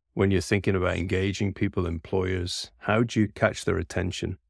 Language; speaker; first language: English; native; English